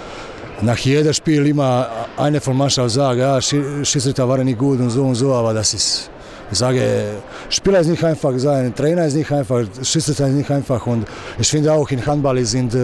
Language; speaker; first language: German; non-native, learner; Croatian